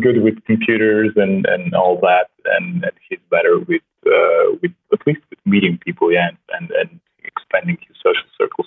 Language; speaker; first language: English; non-native, fluent; Slovenian